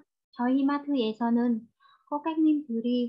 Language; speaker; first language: Korean; non-native, learner; Vietnamese